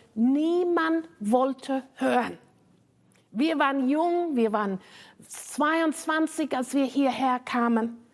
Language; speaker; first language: German; non-native, fluent; English